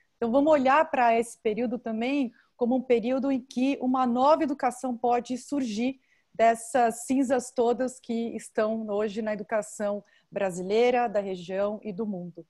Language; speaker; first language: Portuguese; native; Portuguese